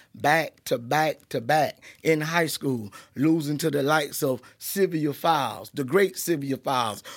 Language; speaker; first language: English; native; English